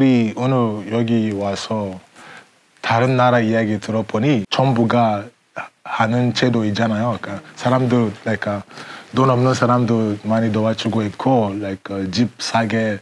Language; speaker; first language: Korean; non-native, fluent; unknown